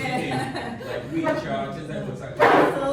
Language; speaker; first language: English; non-native, learner; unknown